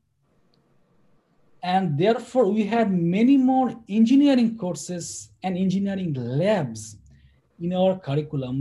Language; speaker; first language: English; non-native, local second language; Bangla